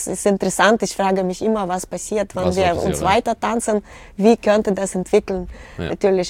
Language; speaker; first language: German; non-native, learner; Russian